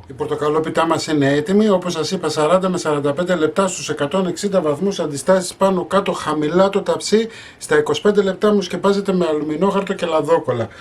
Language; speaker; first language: Greek; native; Greek